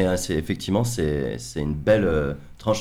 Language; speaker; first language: French; native; French